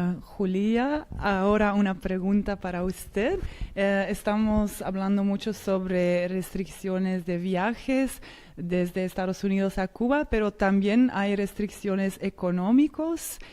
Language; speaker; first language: Spanish; non-native, fluent; Dutch